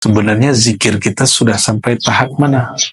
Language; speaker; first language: Indonesian; native; Indonesian